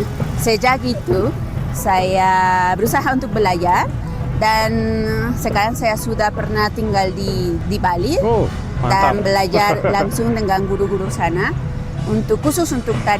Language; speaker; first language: Indonesian; non-native, fluent; Spanish